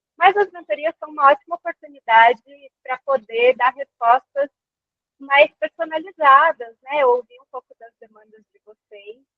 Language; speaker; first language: Portuguese; native; Portuguese